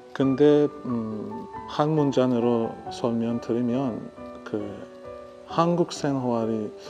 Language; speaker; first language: Korean; non-native, fluent; Persian